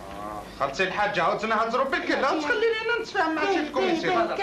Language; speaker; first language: Arabic; native; Arabic